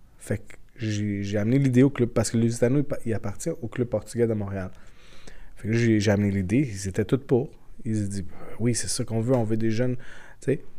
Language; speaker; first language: French; early bilingual, other home language; Portuguese